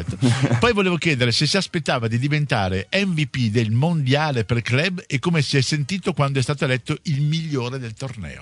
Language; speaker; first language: Italian; native; Italian